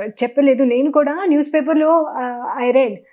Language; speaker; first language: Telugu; non-native, learner; Hindi